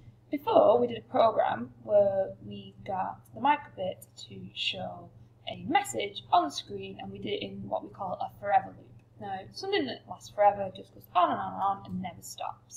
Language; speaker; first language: English; native; English